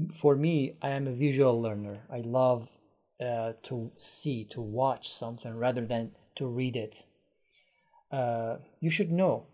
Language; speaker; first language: English; non-native, fluent; Persian